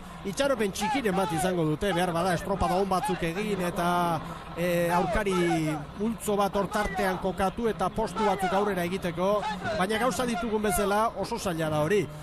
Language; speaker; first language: Basque; native; Basque